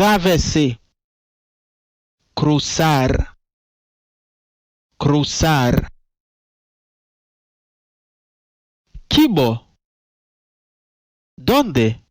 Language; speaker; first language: Spanish; non-native, fluent; Haitian Creole